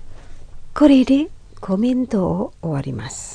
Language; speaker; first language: Japanese; non-native, fluent; Indonesian